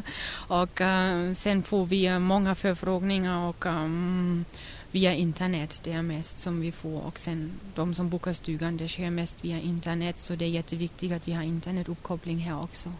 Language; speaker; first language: Swedish; non-native, fluent; German